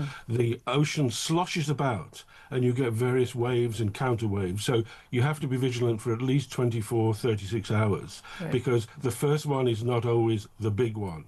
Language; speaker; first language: English; native; English